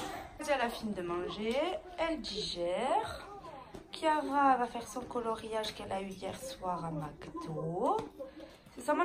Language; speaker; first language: French; native; French